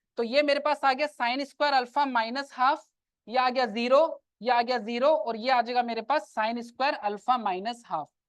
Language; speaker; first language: Hindi; non-native, local second language; Assamese